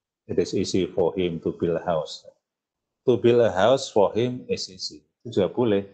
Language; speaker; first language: English; non-native, fluent; Indonesian